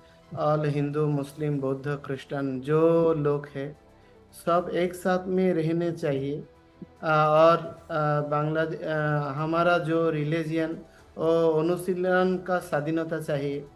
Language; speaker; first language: Hindi; non-native, learner; Bangla